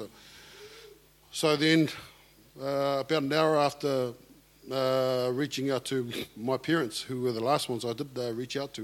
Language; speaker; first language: English; native; English